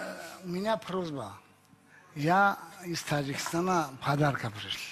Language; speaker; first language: Russian; non-native, learner; Tajik